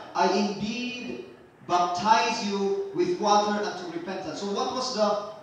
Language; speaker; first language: English; non-native, local second language; Filipino